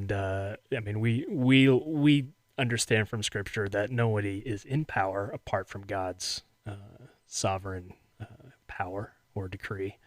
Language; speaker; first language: English; native; English